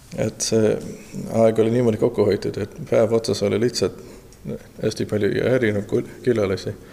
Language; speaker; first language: Estonian; non-native, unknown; English